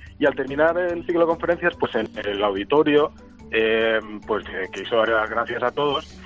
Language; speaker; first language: Spanish; native; Spanish